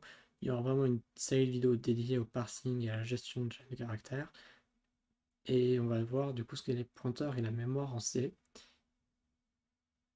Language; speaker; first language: French; native; French